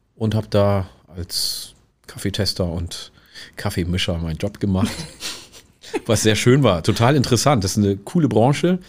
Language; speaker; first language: German; early bilingual, other home language; Oromo